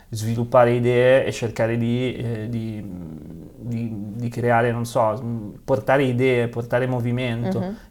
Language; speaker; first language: Italian; native; Italian